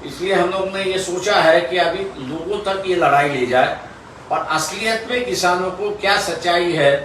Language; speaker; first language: Hindi; non-native, local second language; Marathi